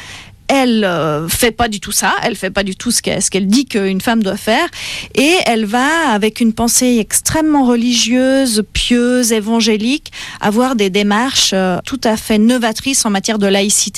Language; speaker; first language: French; native; French